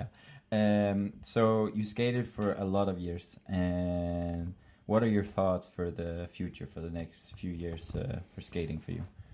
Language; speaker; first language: English; non-native, fluent; Danish